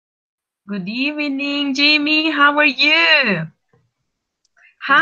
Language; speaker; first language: English; non-native, fluent; Spanish